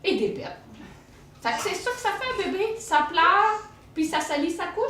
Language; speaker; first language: French; native; French